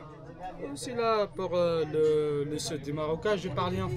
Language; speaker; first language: French; non-native, learner; Arabic